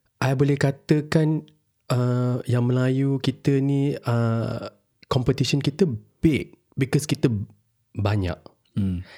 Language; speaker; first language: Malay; native; Malay